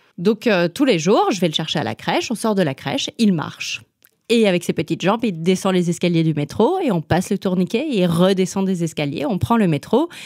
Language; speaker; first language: French; native; French